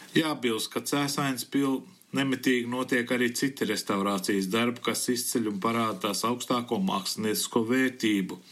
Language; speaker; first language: Latvian; early bilingual, heritage; Latvian